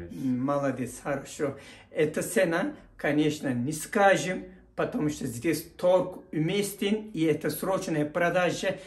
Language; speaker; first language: Russian; non-native, learner; Turkish